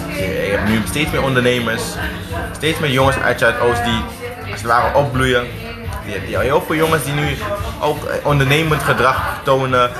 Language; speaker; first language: Dutch; early bilingual, other home language; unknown